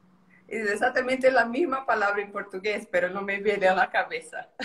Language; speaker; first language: Spanish; non-native, learner; Portuguese